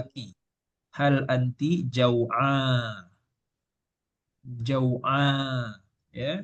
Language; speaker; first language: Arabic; non-native, fluent; Malay